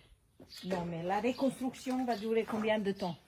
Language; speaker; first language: French; native; French